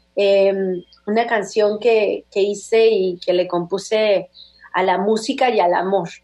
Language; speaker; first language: Spanish; native; Spanish